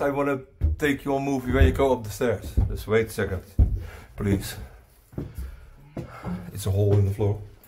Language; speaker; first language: English; non-native, learner; Dutch